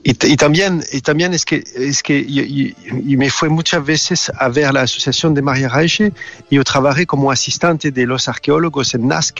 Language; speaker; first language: Spanish; non-native, learner; French